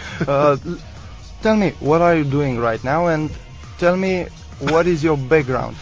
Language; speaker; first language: English; non-native, fluent; Romanian